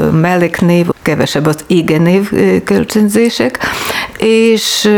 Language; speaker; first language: Hungarian; non-native, learner; Ukrainian